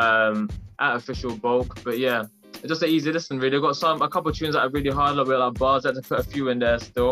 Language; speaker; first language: English; native; English